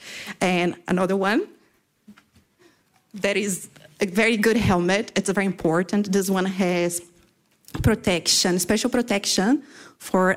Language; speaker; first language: English; non-native, fluent; Portuguese